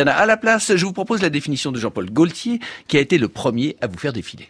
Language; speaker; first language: French; native; French